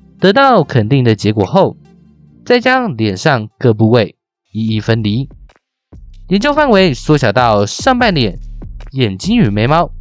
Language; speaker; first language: Chinese; native; Chinese